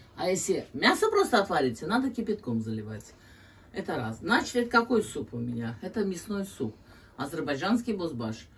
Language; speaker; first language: Russian; non-native, local second language; Azerbaijani